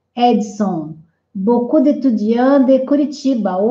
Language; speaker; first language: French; non-native, fluent; Portuguese